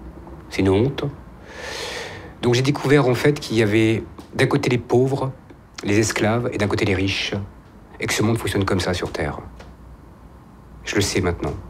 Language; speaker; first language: French; native; French